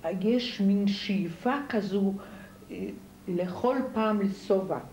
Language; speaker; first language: Hebrew; non-native, fluent; Polish